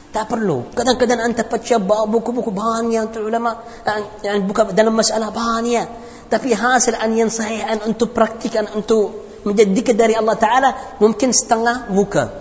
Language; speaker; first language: Indonesian; non-native, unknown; Arabic